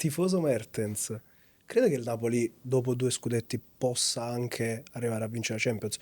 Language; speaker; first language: Italian; native; Italian